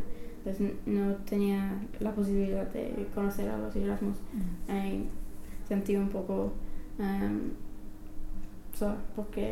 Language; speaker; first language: Spanish; non-native, fluent; English